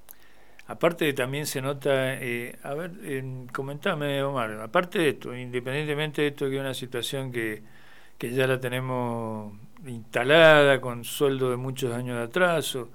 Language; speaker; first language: Spanish; native; Spanish